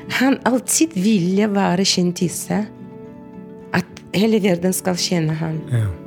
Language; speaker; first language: Norwegian; non-native, fluent; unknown